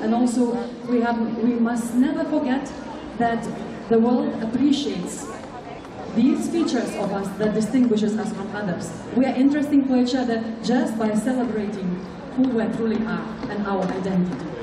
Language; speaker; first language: English; non-native, fluent; Lithuanian